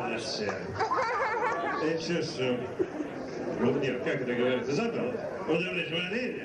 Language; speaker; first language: Russian; native; Russian